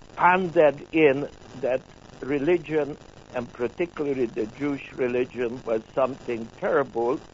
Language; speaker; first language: English; non-native, fluent; Hungarian